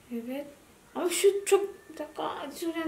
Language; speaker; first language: Turkish; non-native, learner; Indonesian